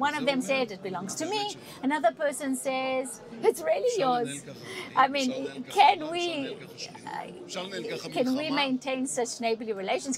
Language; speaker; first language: English; non-native, fluent; Hebrew